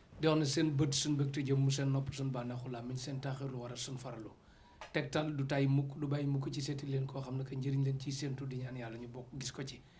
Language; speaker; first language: Wolof; native; Wolof